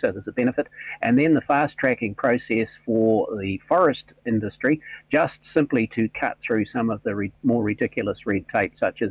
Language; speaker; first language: English; native; English